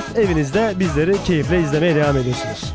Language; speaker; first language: Turkish; native; Turkish